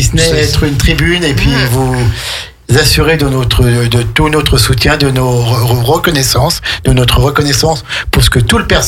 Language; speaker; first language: French; native; French